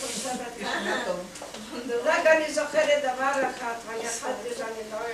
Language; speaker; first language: Hebrew; non-native, fluent; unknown